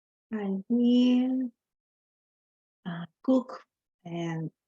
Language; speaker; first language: English; non-native, learner; Spanish